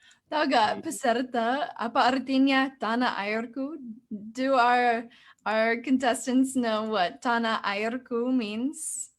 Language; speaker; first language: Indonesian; non-native, fluent; English